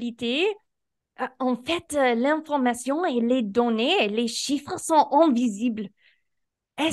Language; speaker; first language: French; non-native, fluent; English